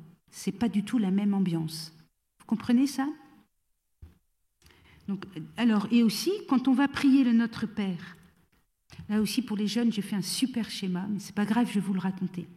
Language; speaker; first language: French; native; French